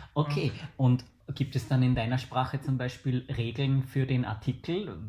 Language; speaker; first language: German; native; German